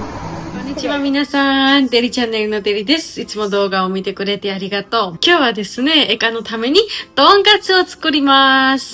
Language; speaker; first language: Japanese; non-native, learner; Georgian